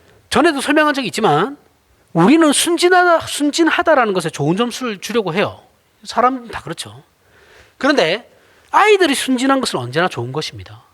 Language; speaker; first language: Korean; native; Korean